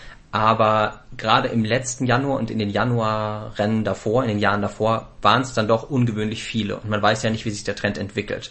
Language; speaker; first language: German; native; German